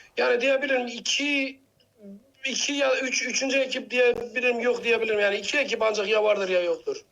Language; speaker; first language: Turkish; native; Turkish